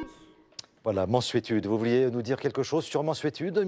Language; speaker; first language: French; native; French